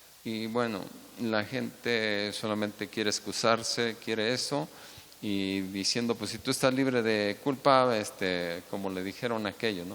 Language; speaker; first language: Spanish; native; Spanish